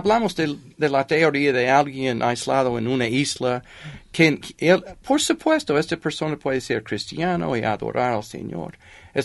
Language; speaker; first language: Spanish; non-native, fluent; English